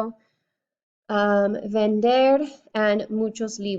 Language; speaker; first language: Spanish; non-native, fluent; English